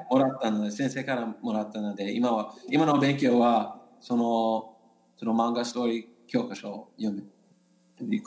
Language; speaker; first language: Japanese; non-native, learner; English